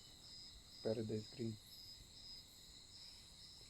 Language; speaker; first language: Spanish; non-native, fluent; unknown